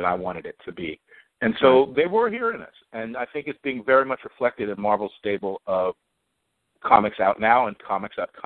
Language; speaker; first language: English; native; English